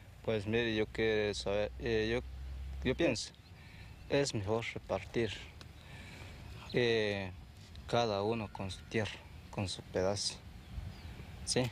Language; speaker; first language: Spanish; non-native, local second language; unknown